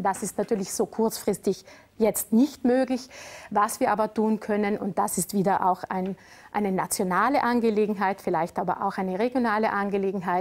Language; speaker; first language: German; native; German